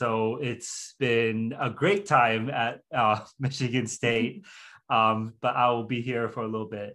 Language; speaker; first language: English; non-native, local second language; Cantonese